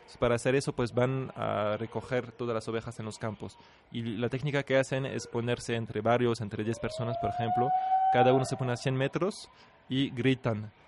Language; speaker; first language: Spanish; non-native, fluent; French